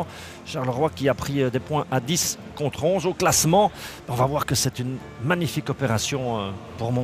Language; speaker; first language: French; native; French